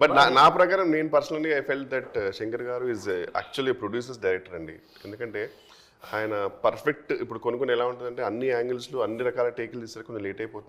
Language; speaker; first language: Telugu; native; Telugu